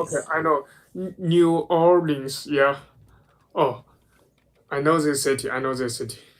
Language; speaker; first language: English; non-native, learner; Chinese